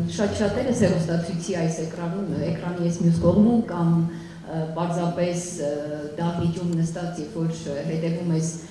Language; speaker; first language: Armenian; native; Armenian